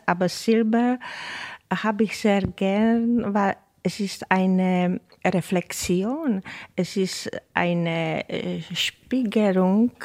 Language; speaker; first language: German; non-native, fluent; Czech